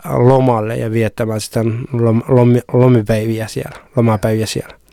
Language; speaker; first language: Finnish; non-native, fluent; Somali